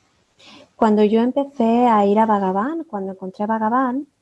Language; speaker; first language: Spanish; native; Spanish